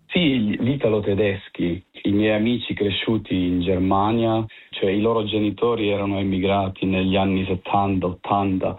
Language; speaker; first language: Italian; early bilingual, heritage; Italian